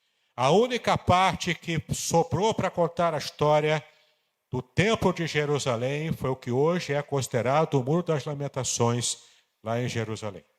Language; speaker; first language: Portuguese; native; Portuguese